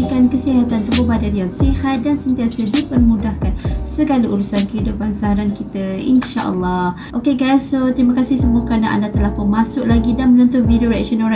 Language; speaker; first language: Malay; native; Malay